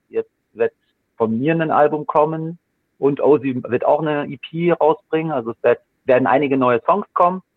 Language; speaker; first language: German; native; German